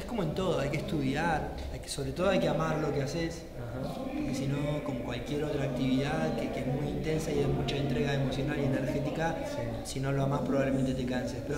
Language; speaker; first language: Spanish; native; Spanish